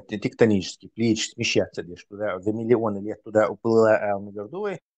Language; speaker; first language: Russian; non-native, local second language; Chechen